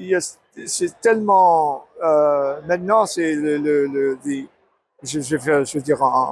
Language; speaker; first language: French; non-native, learner; English